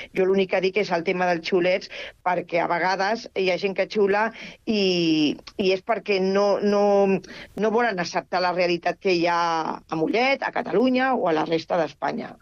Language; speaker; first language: Catalan; non-native, local second language; Spanish